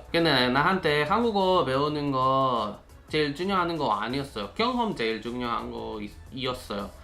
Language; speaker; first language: Korean; non-native, learner; Spanish